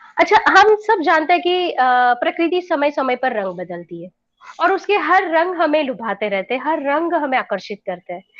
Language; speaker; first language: Hindi; non-native, local second language; Gujarati